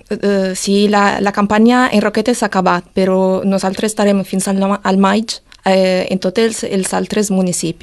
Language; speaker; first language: Catalan; non-native, learner; Italian